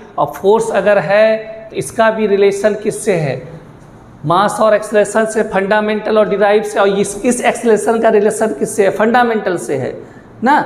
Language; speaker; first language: Hindi; native; Hindi